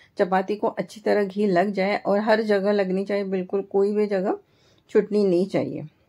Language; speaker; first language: Hindi; non-native, local second language; Marathi